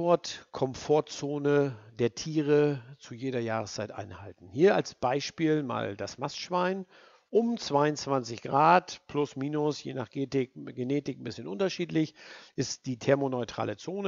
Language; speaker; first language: German; native; German